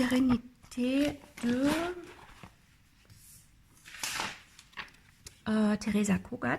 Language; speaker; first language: French; non-native, learner; German